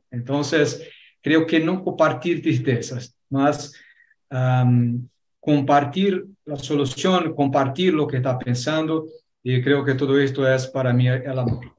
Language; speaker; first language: Spanish; non-native, fluent; Portuguese